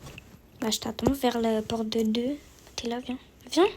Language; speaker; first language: French; native; French